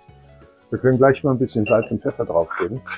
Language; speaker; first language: German; native; German